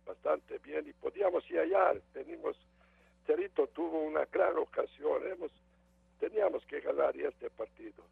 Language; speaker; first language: Spanish; non-native, learner; Serbian